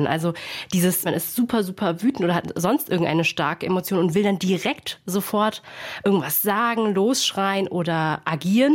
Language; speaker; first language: German; native; German